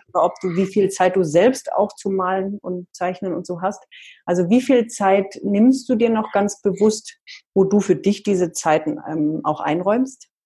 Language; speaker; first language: German; native; German